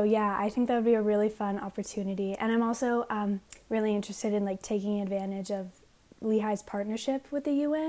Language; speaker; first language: English; native; English